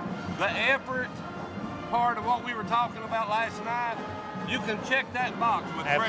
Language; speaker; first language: English; native; English